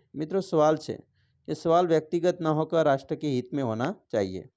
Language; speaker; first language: Hindi; non-native, local second language; Gujarati